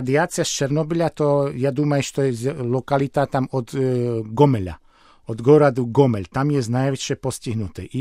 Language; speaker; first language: Polish; non-native, learner; Slovak